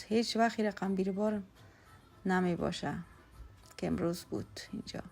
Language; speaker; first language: Persian; native; Persian